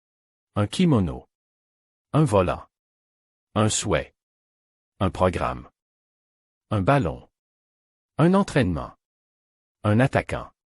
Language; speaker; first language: French; non-native, fluent; Arabic